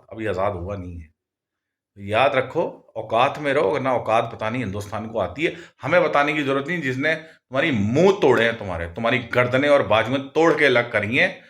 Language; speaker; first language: Hindi; non-native, local second language; Punjabi